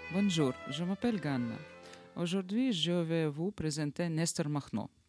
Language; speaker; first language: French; non-native, learner; Ukrainian